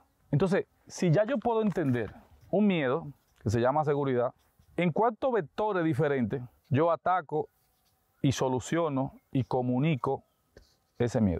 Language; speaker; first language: Spanish; native; Spanish